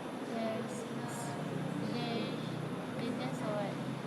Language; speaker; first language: English; non-native, learner; Malay